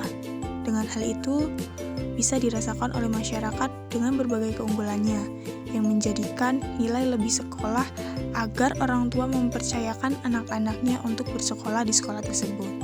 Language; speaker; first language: Indonesian; native; Indonesian